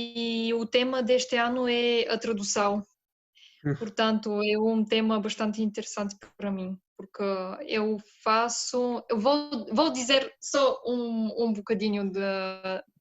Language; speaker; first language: Portuguese; non-native, fluent; Bulgarian